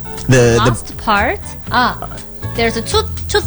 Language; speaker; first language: English; non-native, learner; Korean